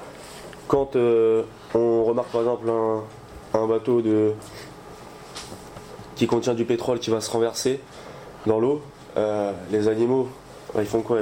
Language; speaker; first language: French; native; French